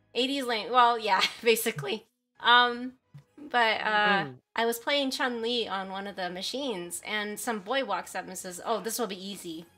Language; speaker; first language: English; native; English